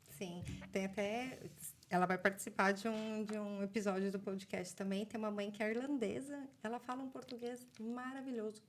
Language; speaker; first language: Portuguese; native; Portuguese